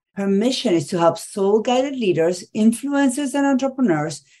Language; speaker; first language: English; non-native, fluent; Spanish